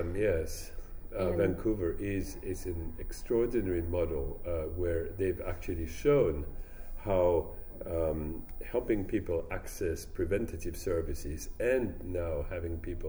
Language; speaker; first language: English; non-native, fluent; French